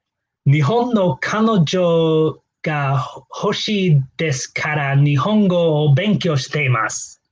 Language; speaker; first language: Japanese; non-native, learner; English